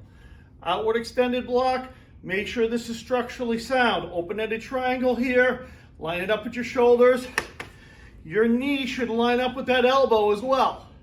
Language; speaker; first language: English; native; English